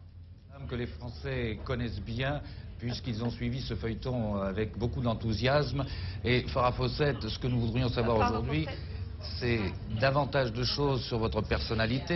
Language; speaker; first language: French; native; French